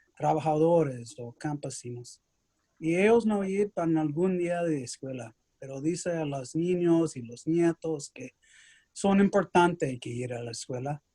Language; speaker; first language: Spanish; early bilingual, other home language; English